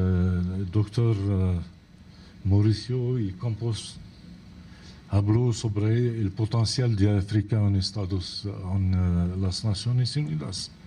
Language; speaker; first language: Spanish; non-native, fluent; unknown